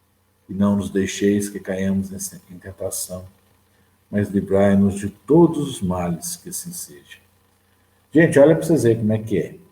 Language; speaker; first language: Portuguese; native; Portuguese